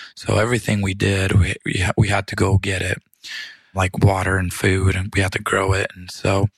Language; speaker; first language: English; early bilingual, other home language; Romanian